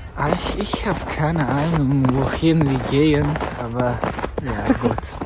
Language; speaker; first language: German; non-native, learner; Bangla